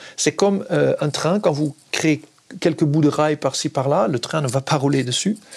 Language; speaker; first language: French; non-native, fluent; Dutch